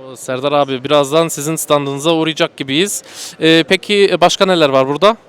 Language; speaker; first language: Turkish; early bilingual, heritage; Turkish